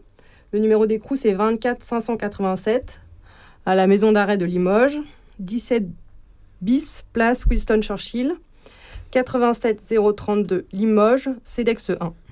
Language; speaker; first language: French; native; French